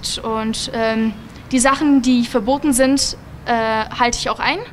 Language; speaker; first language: German; early bilingual, other home language; Albanian